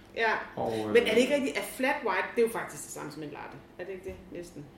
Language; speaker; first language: Danish; native; Danish